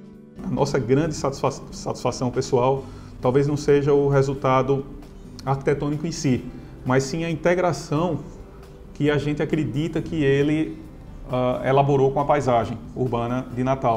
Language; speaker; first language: Portuguese; native; Portuguese